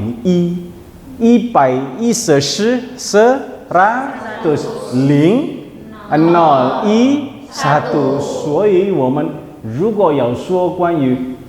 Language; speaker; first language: Chinese; non-native, fluent; Indonesian